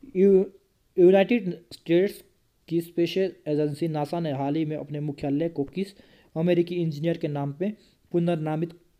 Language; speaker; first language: Hindi; native; Hindi